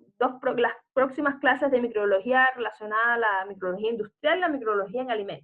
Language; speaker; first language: Spanish; native; Spanish